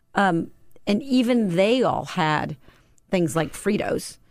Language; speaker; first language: English; native; English